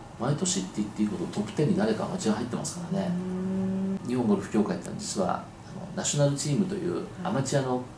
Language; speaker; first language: Japanese; native; Japanese